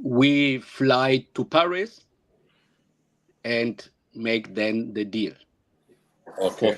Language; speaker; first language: English; non-native, learner; German